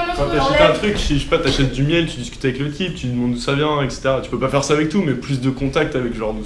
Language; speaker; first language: French; native; French